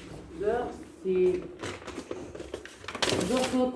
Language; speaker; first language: French; non-native, local second language; Arabic